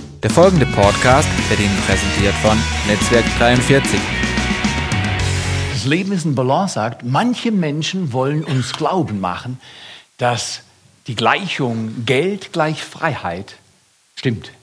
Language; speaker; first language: German; native; German